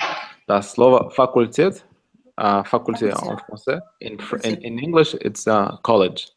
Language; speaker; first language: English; non-native, fluent; Russian